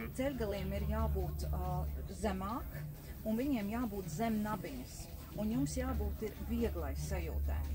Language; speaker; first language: Latvian; native; Latvian